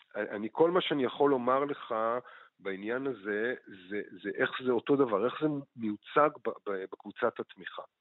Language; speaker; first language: Hebrew; native; Hebrew